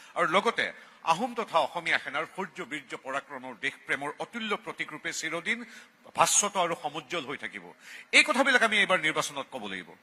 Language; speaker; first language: Assamese; native; Assamese